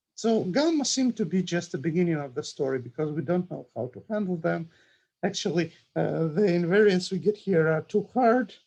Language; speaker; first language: English; non-native, fluent; Russian